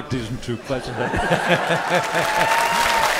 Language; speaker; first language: German; non-native, fluent; English